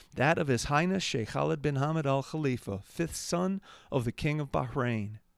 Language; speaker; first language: English; native; English